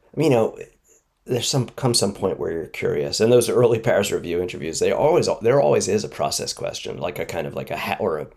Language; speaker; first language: English; native; English